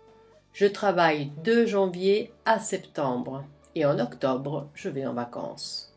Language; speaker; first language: French; non-native, fluent; Italian